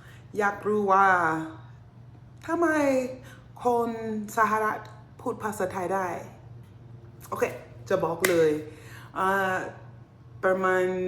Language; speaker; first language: Thai; non-native, learner; English